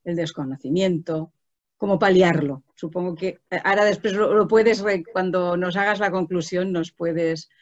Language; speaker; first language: Spanish; non-native, local second language; Catalan